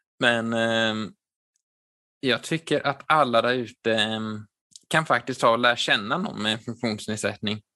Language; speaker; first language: Swedish; native; Swedish